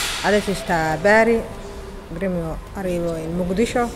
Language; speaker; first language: Italian; non-native, learner; Somali